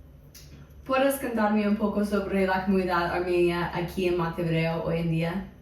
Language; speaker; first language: Spanish; non-native, fluent; English